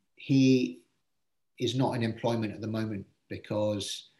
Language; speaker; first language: English; native; English